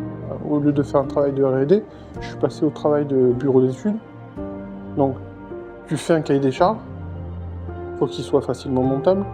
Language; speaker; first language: French; native; French